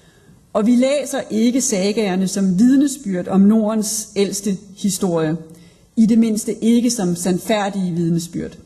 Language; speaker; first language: Danish; native; Danish